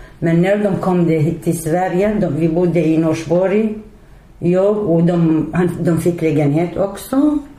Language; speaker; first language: Swedish; non-native, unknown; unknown